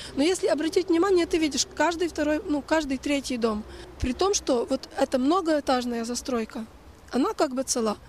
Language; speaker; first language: Russian; non-native, local second language; Ukrainian